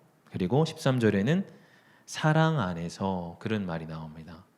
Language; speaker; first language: Korean; native; Korean